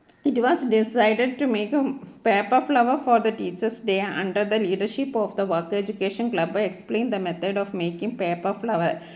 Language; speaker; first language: English; non-native, local second language; Malayalam